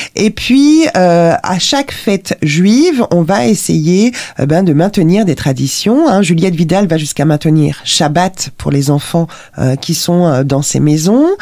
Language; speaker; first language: French; native; French